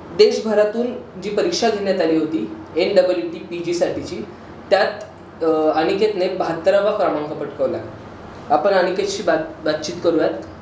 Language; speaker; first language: Marathi; native; Marathi